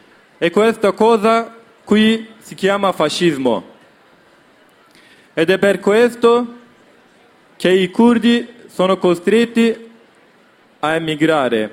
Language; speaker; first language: Italian; non-native, learner; Kurdish